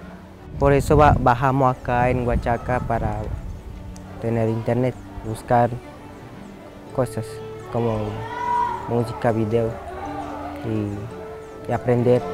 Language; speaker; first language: Spanish; non-native, local second language; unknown